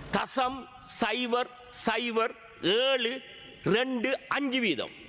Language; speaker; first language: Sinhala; non-native, local second language; Tamil